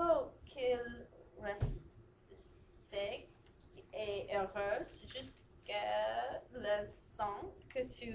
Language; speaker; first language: French; non-native, learner; English